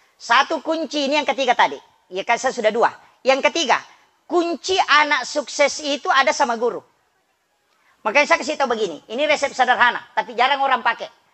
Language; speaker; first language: Indonesian; non-native, local second language; Buginese